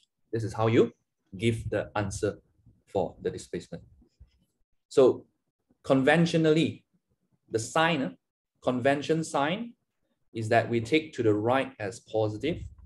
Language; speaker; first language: English; non-native, local second language; Chinese